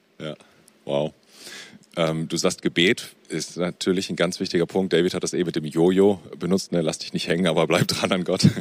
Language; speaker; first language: German; native; German